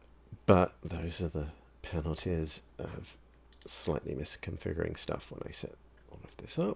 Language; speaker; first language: English; native; English